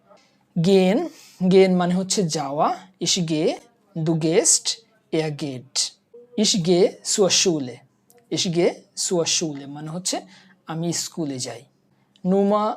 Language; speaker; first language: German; non-native, learner; Bangla